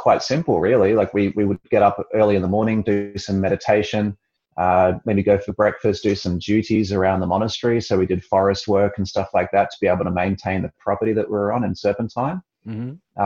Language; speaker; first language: English; native; English